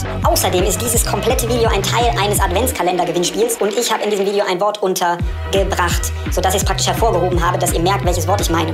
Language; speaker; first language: German; native; German